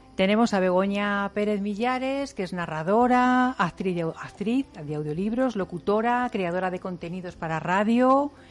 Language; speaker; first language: Spanish; native; Spanish